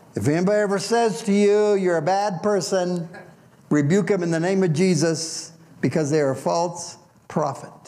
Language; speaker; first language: English; native; English